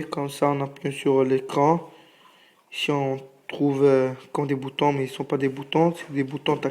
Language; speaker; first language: French; non-native, fluent; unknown